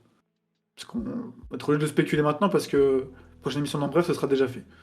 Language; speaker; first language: French; native; French